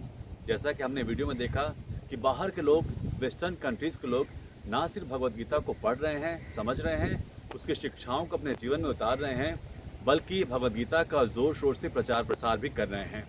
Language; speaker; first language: Hindi; native; Hindi